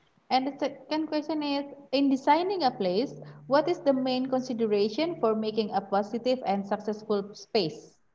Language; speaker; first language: English; non-native, fluent; Indonesian